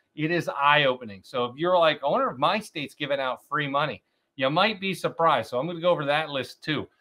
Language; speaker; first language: English; native; English